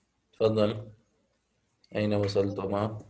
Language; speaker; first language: Arabic; non-native, fluent; Urdu